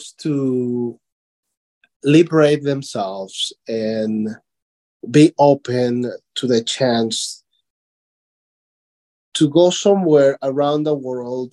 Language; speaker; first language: English; non-native, fluent; Spanish